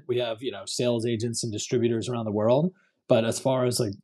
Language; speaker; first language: English; non-native, local second language; Cantonese